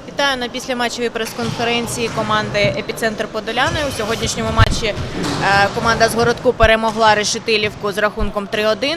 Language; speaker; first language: Ukrainian; native; Ukrainian